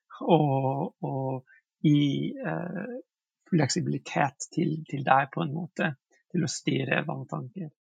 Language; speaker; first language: Norwegian; non-native, fluent; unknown